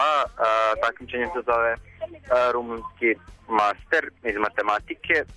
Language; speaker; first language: Serbian; native; Serbian